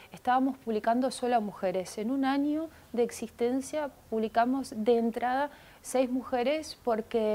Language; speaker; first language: Spanish; early bilingual, other home language; Russian